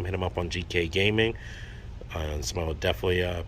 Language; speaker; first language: English; native; English